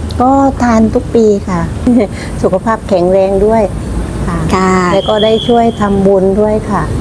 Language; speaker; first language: Thai; native; Thai